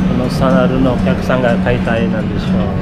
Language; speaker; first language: Japanese; non-native, learner; Indonesian